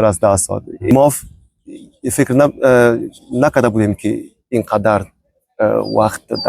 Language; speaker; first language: Persian; non-native, fluent; Chinese